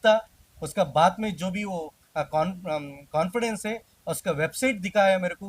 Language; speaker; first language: Hindi; non-native, local second language; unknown